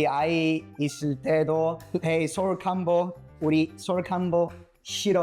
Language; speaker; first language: Korean; non-native, learner; English